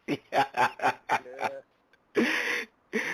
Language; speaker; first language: English; native; English